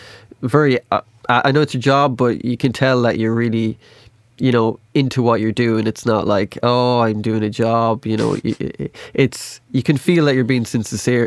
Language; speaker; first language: English; native; English